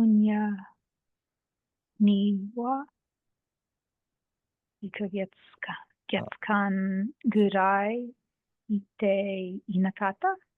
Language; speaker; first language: Japanese; non-native, learner; English